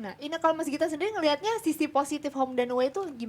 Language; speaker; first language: Indonesian; native; Indonesian